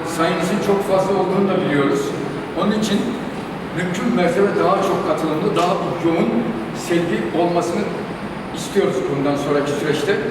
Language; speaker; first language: Turkish; native; Turkish